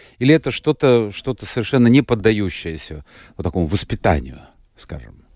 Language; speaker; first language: Russian; native; Russian